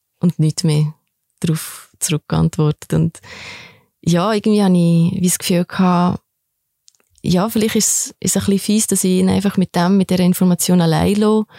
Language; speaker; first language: German; early bilingual, other home language; Albanian